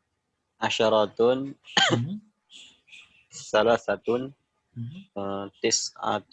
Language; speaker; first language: Arabic; non-native, learner; Indonesian